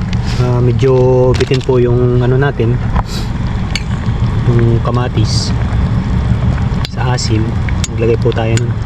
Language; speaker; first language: Filipino; native; Filipino